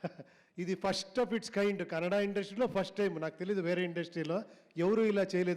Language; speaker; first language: Telugu; non-native, local second language; Kannada